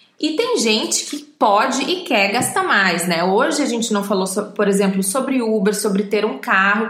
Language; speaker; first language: Portuguese; native; Portuguese